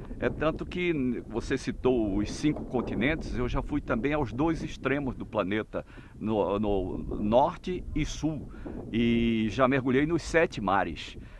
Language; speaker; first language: Portuguese; native; Portuguese